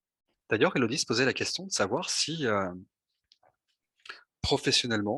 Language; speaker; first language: French; native; French